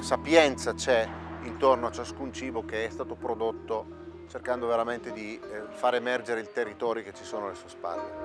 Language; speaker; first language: Italian; native; Italian